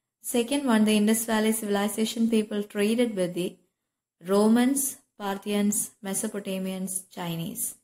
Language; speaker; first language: English; non-native, local second language; Malayalam